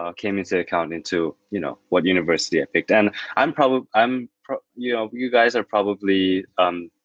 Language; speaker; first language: English; non-native, fluent; Thai